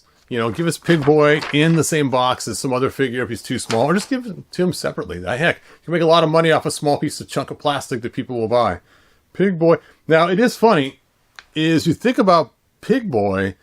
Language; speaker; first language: English; native; English